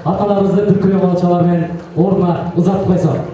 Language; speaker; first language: Kyrgyz; native; Kyrgyz